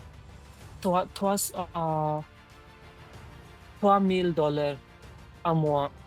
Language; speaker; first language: French; non-native, learner; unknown